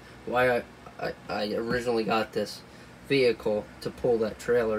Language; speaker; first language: English; native; English